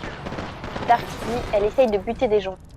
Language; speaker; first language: French; native; French